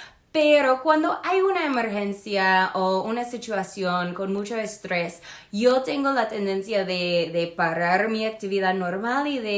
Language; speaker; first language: Spanish; non-native, fluent; English